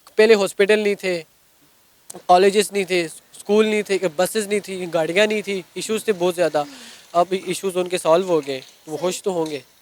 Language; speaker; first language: Urdu; non-native, local second language; Kashmiri